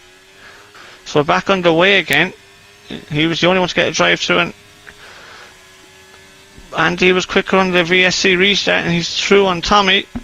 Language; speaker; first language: English; native; English